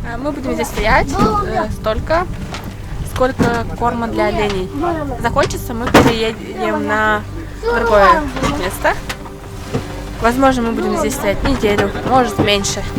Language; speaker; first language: Russian; non-native, local second language; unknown